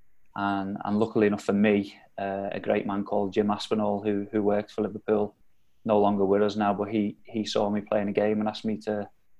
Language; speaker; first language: English; native; English